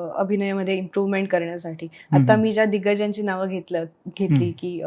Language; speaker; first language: Marathi; native; Marathi